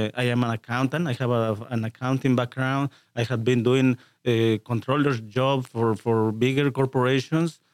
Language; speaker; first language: English; non-native, fluent; Spanish